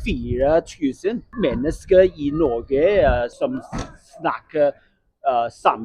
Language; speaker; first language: Norwegian; non-native, learner; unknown